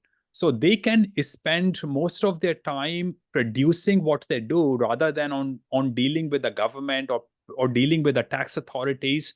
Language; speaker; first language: English; non-native, fluent; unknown